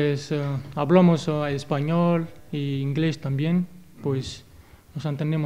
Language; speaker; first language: Spanish; non-native, learner; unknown